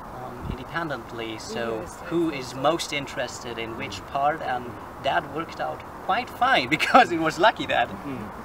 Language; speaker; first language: English; non-native, fluent; German